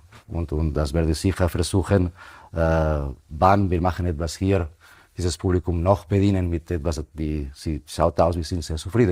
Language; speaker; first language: German; non-native, fluent; Spanish